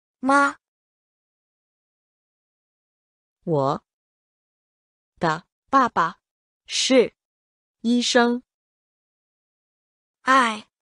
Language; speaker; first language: Chinese; non-native, learner; English